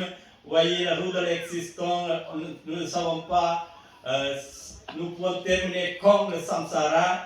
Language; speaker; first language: French; non-native, fluent; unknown